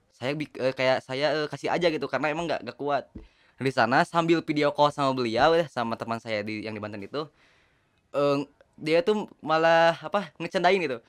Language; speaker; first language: Indonesian; non-native, local second language; Sundanese